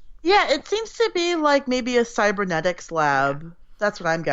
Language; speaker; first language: English; native; English